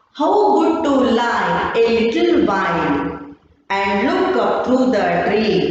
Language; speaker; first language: English; non-native, local second language; Kannada